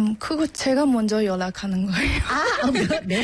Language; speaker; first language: Korean; non-native, learner; Burmese